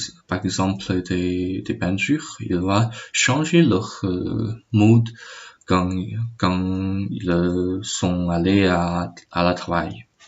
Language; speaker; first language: French; non-native, learner; Chinese